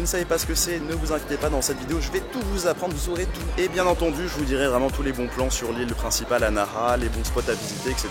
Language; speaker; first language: French; native; French